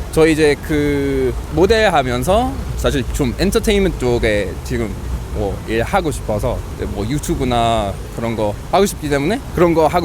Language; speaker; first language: Korean; non-native, fluent; English